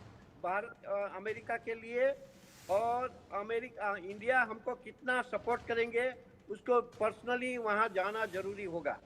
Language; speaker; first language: Hindi; non-native, local second language; Gujarati